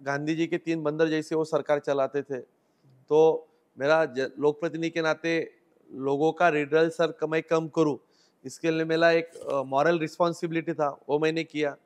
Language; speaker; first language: Hindi; non-native, local second language; Marathi